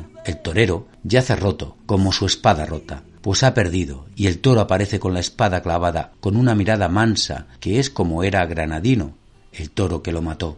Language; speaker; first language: Spanish; native; Spanish